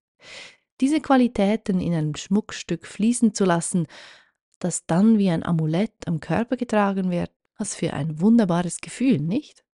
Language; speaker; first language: German; native; German